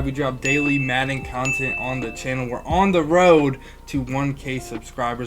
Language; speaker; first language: English; native; English